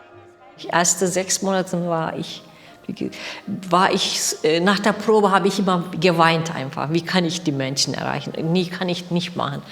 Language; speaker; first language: German; non-native, learner; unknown